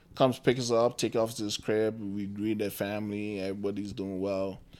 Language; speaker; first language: English; non-native, local second language; Akan